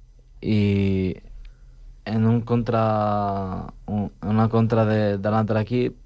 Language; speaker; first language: Catalan; non-native, local second language; Spanish